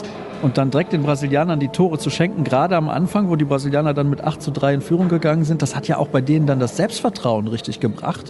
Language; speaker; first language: German; native; German